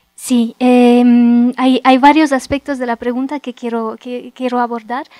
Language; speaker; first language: Spanish; non-native, fluent; Romanian